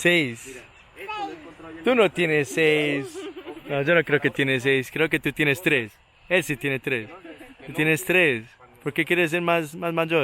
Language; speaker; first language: Spanish; early bilingual, heritage; English